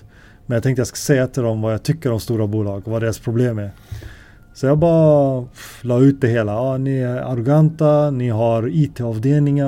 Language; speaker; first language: Swedish; native; Swedish